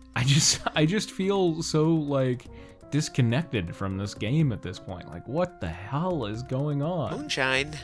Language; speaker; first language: English; native; English